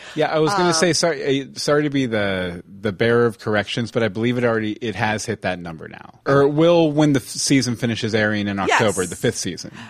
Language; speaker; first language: English; native; English